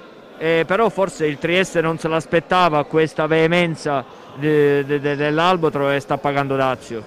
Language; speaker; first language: Italian; native; Italian